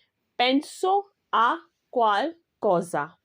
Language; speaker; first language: Italian; non-native, learner; Urdu